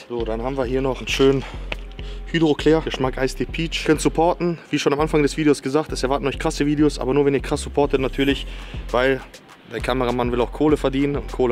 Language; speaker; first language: German; native; German